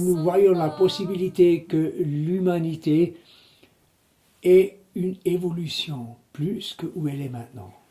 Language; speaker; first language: French; non-native, local second language; German